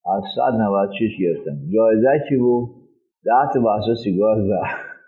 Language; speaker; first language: Persian; native; Persian